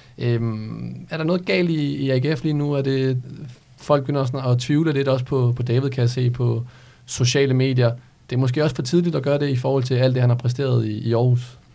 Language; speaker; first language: Danish; early bilingual, other home language; Serbian